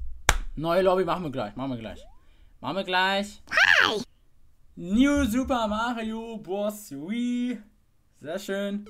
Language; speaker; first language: German; native; German